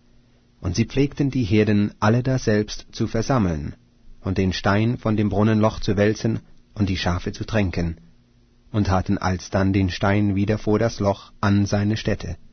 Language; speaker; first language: German; native; German